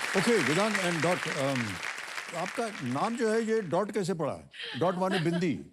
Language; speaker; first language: Hindi; native; Hindi